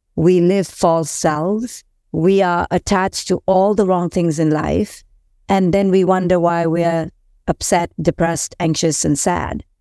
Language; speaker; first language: English; non-native, local second language; Hindi